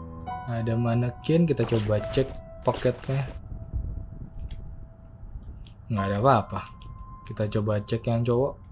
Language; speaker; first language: Indonesian; native; Indonesian